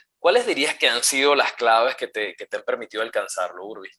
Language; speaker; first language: Spanish; native; Spanish